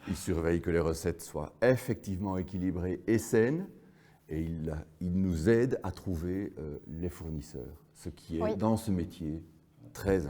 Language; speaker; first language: French; native; French